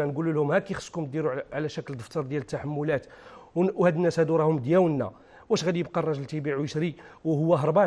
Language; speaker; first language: Arabic; native; Arabic